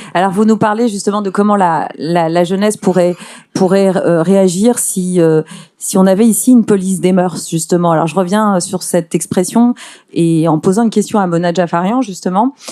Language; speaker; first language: French; native; French